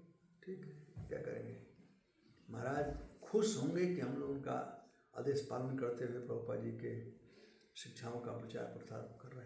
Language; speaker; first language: Hindi; native; Hindi